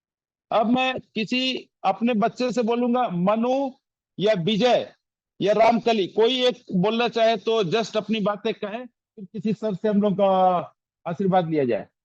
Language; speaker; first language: Hindi; native; Hindi